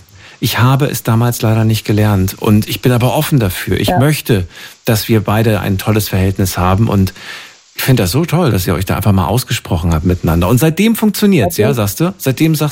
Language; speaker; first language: German; native; German